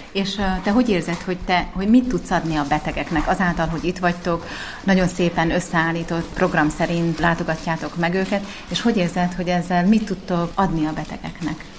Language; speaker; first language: Hungarian; native; Hungarian